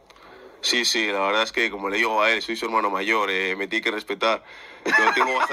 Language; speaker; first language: Spanish; early bilingual, other home language; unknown